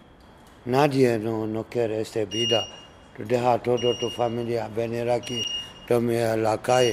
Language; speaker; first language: Spanish; non-native, learner; Arabic